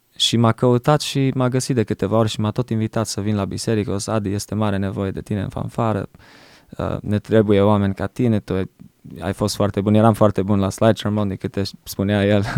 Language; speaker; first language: Romanian; early bilingual, heritage; Romanian